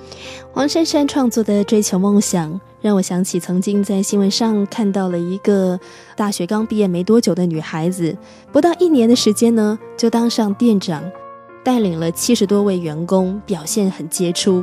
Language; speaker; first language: Chinese; native; Chinese